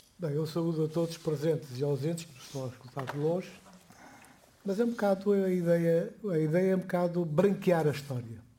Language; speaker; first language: Portuguese; non-native, local second language; Upper Guinea Crioulo